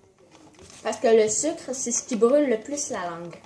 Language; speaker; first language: French; native; French